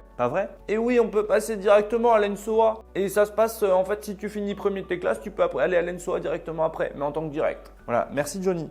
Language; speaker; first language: French; native; French